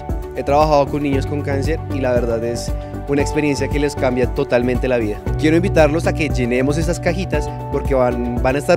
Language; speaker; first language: Spanish; native; Spanish